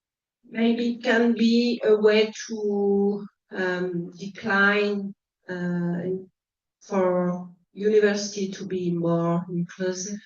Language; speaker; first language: English; non-native, fluent; French